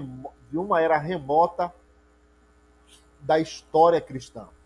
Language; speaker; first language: Portuguese; native; Portuguese